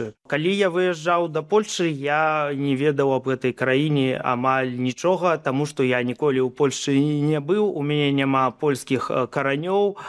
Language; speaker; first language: Belarusian; non-native, local second language; Russian